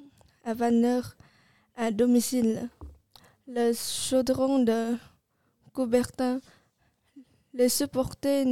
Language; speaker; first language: French; non-native, learner; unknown